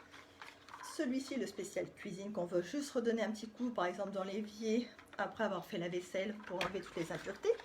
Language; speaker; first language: French; native; French